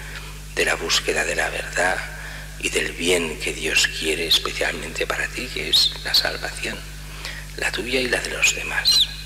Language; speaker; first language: Spanish; native; Spanish